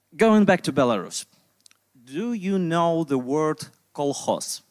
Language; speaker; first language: English; non-native, fluent; Russian